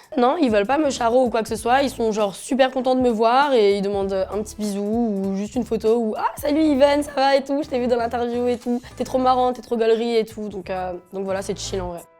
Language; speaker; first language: French; native; French